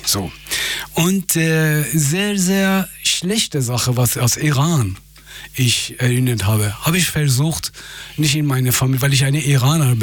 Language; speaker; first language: German; non-native, fluent; Persian